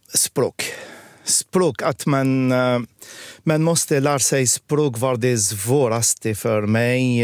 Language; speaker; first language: Swedish; non-native, fluent; Arabic